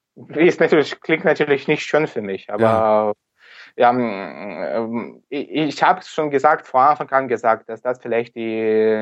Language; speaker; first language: German; non-native, fluent; Ukrainian